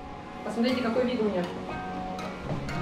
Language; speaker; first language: Turkish; non-native, learner; Russian